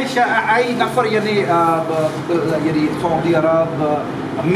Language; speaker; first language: Arabic; non-native, learner; Urdu